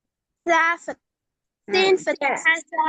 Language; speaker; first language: Arabic; non-native, learner; Tamil